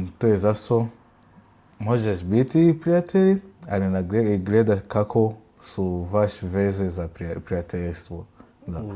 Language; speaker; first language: Bosnian; non-native, learner; Swahili